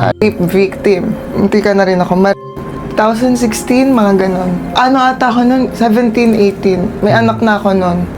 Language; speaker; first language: Filipino; non-native, local second language; Cebuano